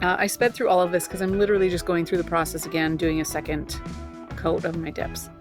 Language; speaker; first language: English; native; English